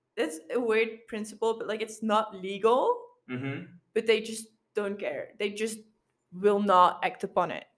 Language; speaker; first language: English; non-native, fluent; Dutch